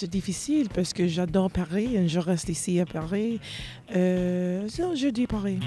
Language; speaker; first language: French; non-native, learner; English